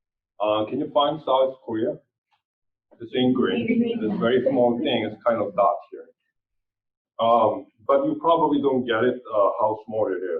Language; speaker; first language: English; non-native, fluent; Korean